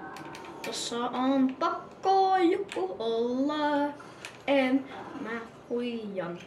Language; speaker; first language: Finnish; early bilingual, other home language; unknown